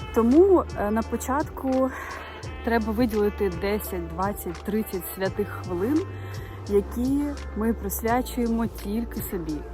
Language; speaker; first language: Ukrainian; native; Ukrainian